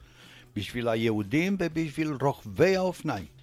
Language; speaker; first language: Hebrew; non-native, fluent; Romanian